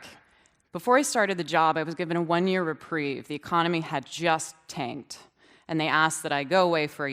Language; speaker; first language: English; native; English